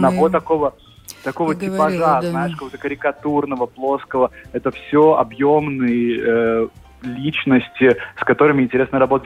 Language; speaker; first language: Russian; native; Russian